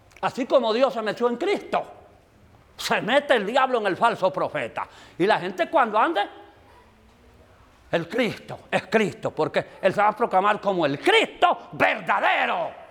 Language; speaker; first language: Spanish; native; Spanish